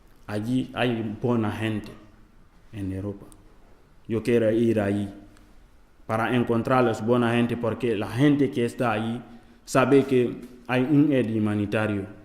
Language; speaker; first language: Spanish; non-native, learner; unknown